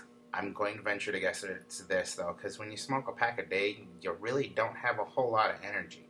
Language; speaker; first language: English; native; English